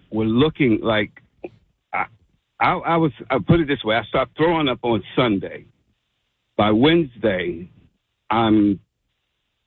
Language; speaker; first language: English; native; English